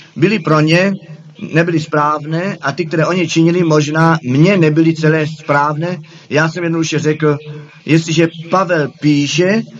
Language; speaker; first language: Czech; non-native, fluent; German